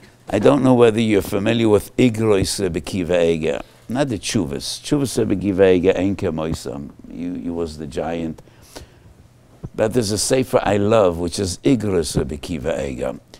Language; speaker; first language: English; native; English